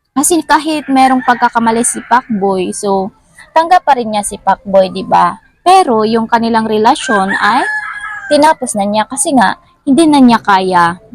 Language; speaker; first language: Filipino; native; Filipino